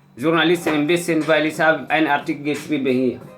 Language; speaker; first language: German; non-native, learner; Fula